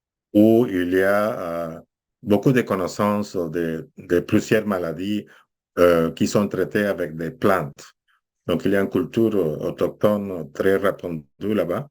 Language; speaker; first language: French; non-native, fluent; Spanish